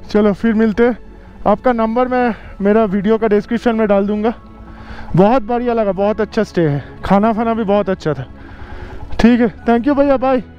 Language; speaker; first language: Hindi; non-native, local second language; Bangla